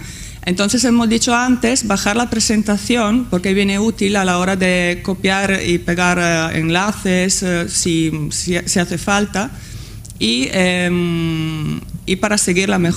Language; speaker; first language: Spanish; non-native, fluent; Italian